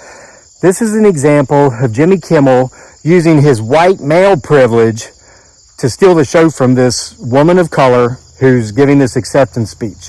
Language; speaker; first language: English; native; English